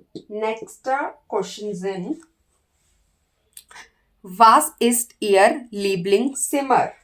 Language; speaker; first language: German; non-native, learner; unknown